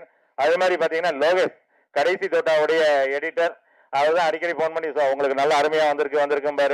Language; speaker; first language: Tamil; native; Tamil